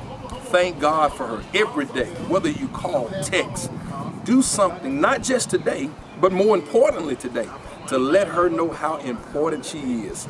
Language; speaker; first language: English; native; English